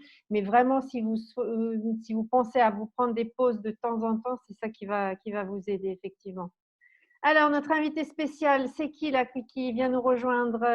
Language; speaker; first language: French; native; French